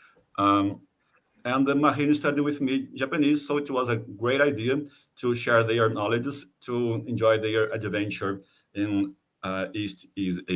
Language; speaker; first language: English; non-native, fluent; Portuguese